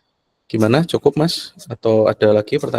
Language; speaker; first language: Indonesian; native; Indonesian